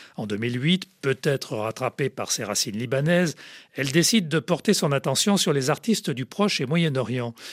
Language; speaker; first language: French; native; French